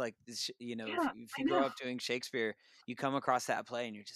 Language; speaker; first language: English; native; English